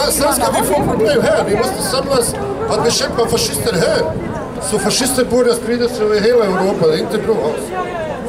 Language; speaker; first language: Swedish; non-native, fluent; Bosnian